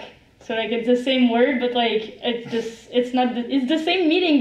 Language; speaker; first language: English; non-native, fluent; French